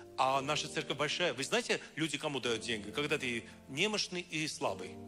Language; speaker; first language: Russian; non-native, local second language; Armenian